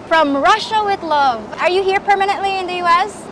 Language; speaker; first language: English; native; English